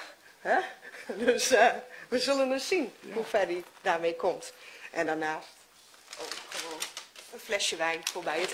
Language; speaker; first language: Dutch; native; Dutch